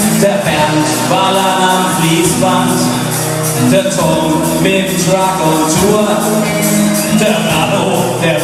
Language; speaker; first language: German; native; German